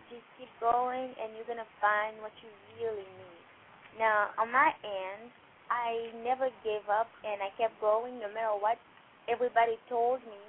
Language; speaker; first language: English; non-native, fluent; French